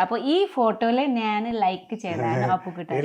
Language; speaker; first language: Malayalam; non-native, learner; Nepali